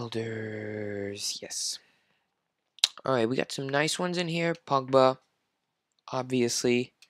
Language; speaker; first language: English; non-native, fluent; French